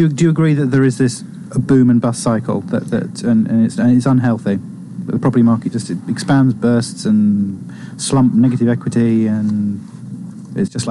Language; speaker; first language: English; native; English